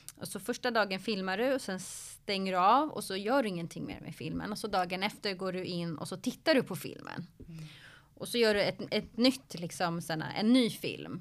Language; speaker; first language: Swedish; early bilingual, other home language; Arabic